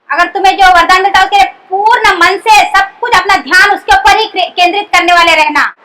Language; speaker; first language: Hindi; non-native, local second language; Marathi